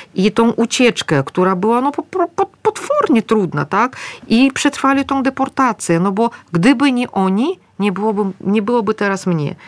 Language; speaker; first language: Polish; non-native, fluent; Russian